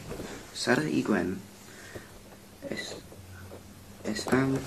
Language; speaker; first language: Spanish; non-native, learner; English